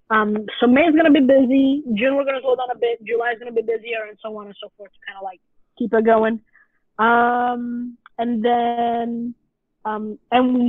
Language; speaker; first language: English; non-native, fluent; Italian